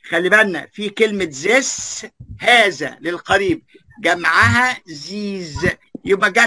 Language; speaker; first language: Arabic; native; Arabic